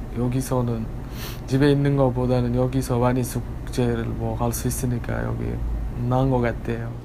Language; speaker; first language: Korean; non-native, fluent; Uzbek